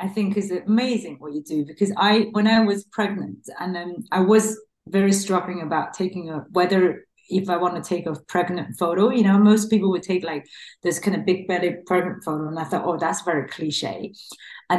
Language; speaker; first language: English; non-native, fluent; Chinese